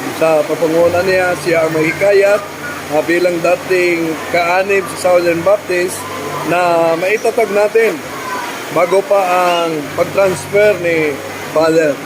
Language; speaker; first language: Filipino; non-native, local second language; Cebuano